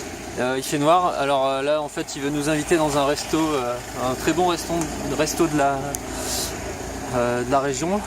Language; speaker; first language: French; native; French